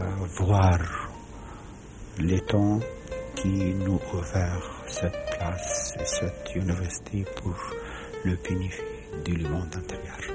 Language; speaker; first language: French; non-native, learner; Arabic